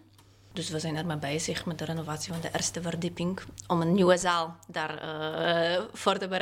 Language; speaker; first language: Dutch; non-native, fluent; Polish